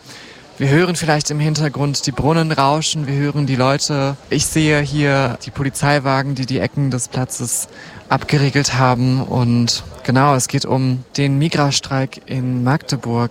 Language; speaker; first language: German; native; German